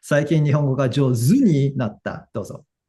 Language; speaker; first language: Japanese; non-native, fluent; English